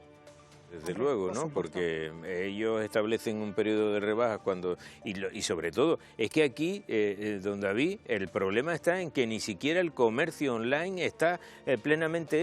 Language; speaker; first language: Spanish; native; Spanish